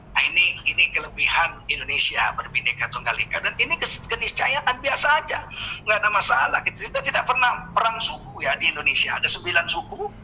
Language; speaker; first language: Indonesian; native; Indonesian